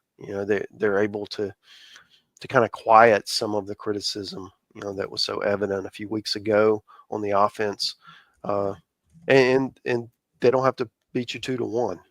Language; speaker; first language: English; native; English